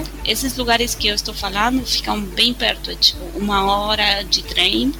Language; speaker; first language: Portuguese; non-native, fluent; Spanish